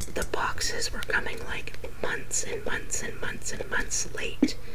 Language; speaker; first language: English; native; English